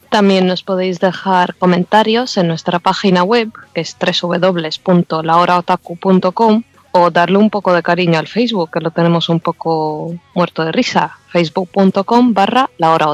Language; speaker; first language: Spanish; native; Spanish